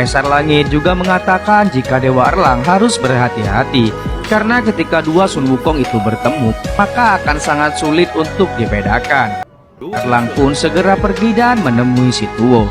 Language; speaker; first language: Indonesian; native; Indonesian